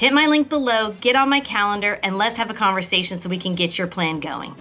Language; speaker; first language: English; native; English